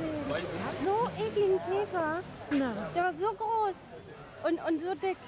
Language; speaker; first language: German; native; German